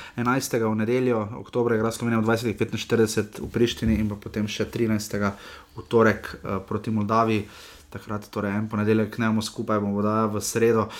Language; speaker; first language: Slovenian; native; Slovenian